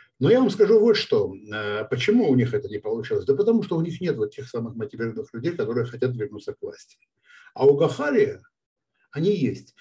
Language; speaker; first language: Russian; non-native, local second language; Georgian